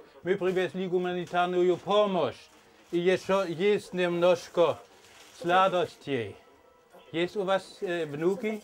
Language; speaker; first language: Russian; non-native, learner; German